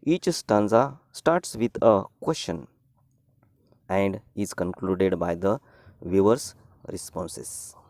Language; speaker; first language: English; non-native, local second language; Marathi